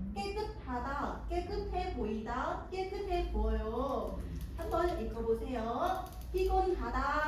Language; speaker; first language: Korean; non-native, fluent; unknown